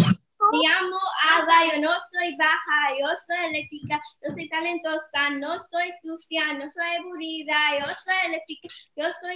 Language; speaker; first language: Spanish; non-native, learner; English